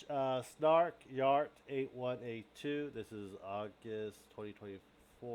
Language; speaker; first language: English; native; English